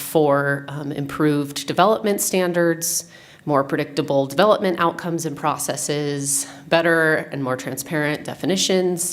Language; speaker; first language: English; native; English